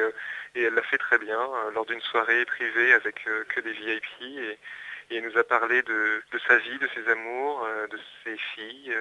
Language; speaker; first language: French; native; French